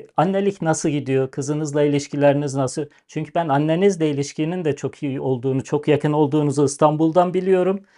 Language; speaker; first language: Turkish; native; Turkish